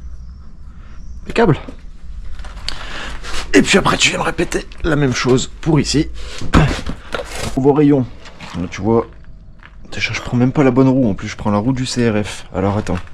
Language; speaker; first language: French; native; French